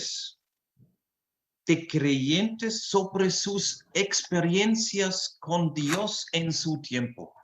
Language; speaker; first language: Spanish; non-native, fluent; German